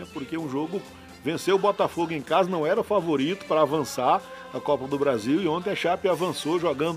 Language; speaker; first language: Portuguese; native; Portuguese